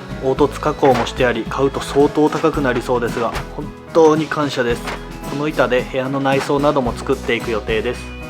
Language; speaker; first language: Japanese; native; Japanese